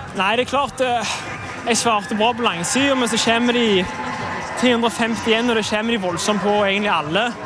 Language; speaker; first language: Norwegian; native; Norwegian